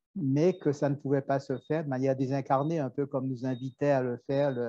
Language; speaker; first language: French; native; French